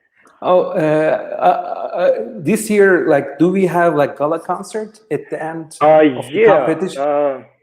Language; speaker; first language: English; non-native, fluent; Turkish